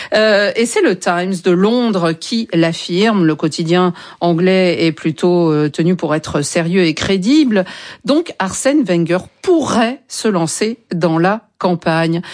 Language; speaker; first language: French; native; French